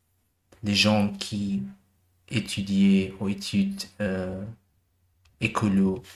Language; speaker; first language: French; non-native, learner; German